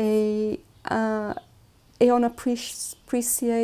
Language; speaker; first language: French; non-native, fluent; English